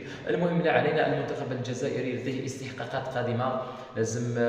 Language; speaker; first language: Arabic; native; Arabic